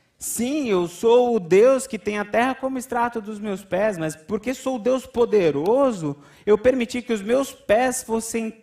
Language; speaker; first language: Portuguese; native; Portuguese